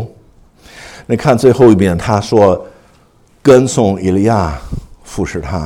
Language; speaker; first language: Chinese; non-native, fluent; English